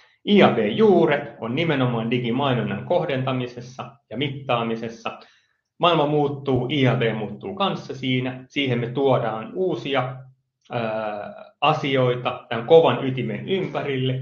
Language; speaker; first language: Finnish; native; Finnish